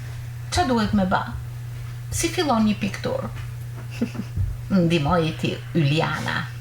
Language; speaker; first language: Albanian; native; Albanian